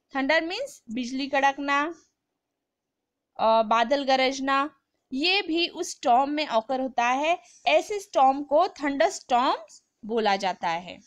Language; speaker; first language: Hindi; non-native, local second language; Marathi